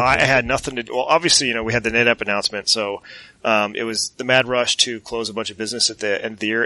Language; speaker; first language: English; native; English